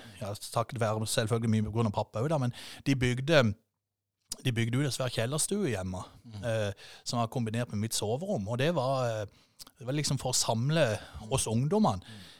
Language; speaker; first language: Norwegian; native; Norwegian